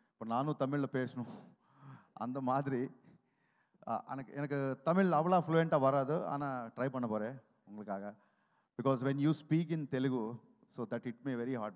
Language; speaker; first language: Tamil; non-native, learner; Telugu